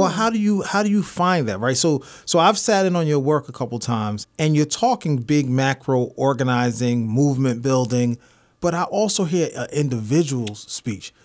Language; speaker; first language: English; native; English